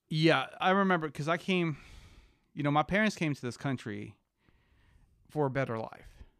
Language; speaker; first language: English; early bilingual, other home language; Spanish